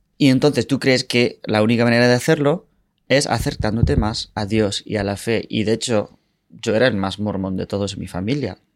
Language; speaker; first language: Spanish; non-native, fluent; English